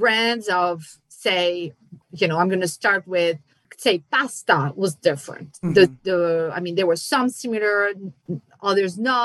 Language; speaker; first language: English; non-native, fluent; French